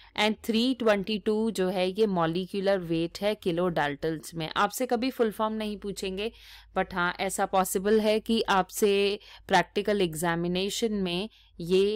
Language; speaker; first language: Hindi; native; Hindi